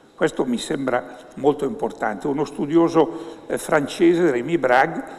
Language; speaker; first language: Italian; native; Italian